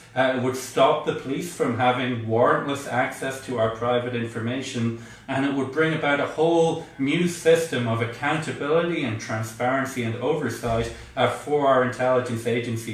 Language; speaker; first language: English; native; English